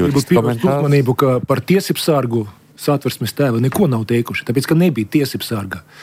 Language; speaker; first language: Latvian; non-native, local second language; Russian